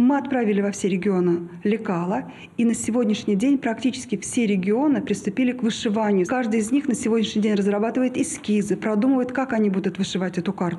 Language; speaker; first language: Russian; native; Russian